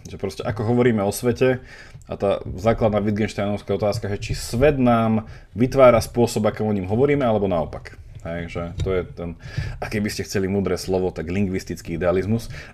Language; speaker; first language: Slovak; native; Slovak